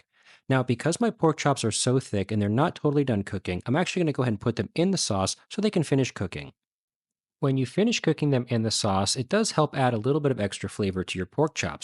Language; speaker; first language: English; native; English